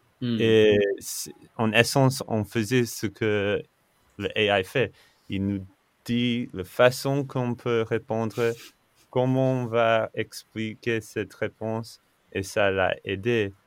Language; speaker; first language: French; non-native, fluent; English